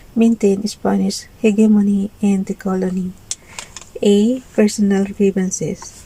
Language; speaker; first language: English; non-native, local second language; Filipino